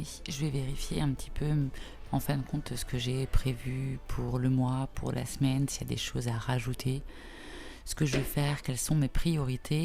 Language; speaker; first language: French; native; French